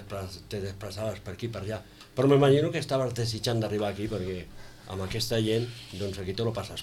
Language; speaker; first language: Catalan; native; Catalan